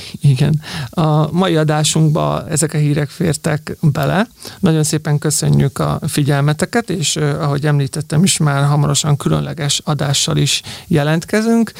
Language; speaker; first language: Hungarian; native; Hungarian